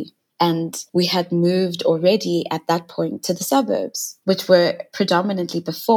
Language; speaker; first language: English; non-native, local second language; Southern Sotho